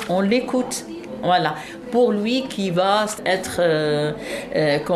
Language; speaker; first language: French; non-native, fluent; Arabic